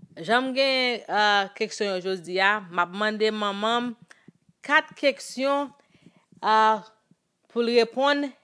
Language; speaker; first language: Haitian Creole; early bilingual, heritage; English